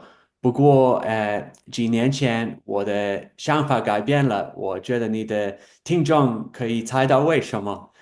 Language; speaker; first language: Chinese; non-native, fluent; English